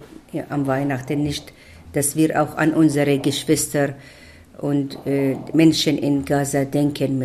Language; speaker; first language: German; non-native, fluent; Arabic